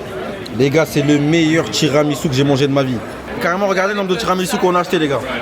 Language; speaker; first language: French; native; French